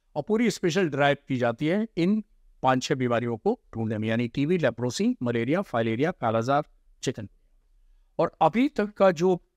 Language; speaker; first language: Hindi; native; Hindi